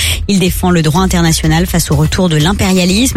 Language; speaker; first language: French; native; French